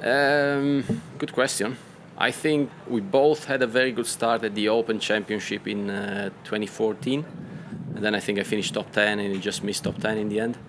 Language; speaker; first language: English; non-native, fluent; Italian